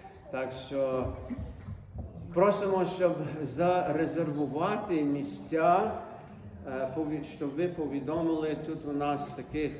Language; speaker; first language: Ukrainian; early bilingual, heritage; Ukrainian